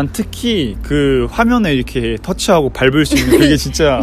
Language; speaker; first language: Korean; native; Korean